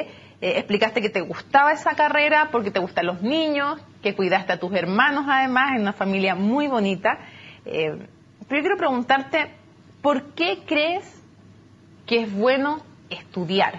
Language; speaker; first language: Spanish; native; Spanish